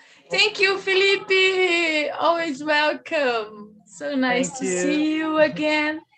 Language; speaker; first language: English; non-native, learner; Portuguese